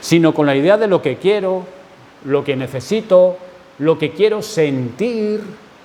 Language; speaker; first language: Spanish; native; Spanish